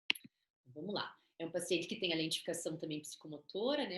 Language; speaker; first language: Portuguese; native; Portuguese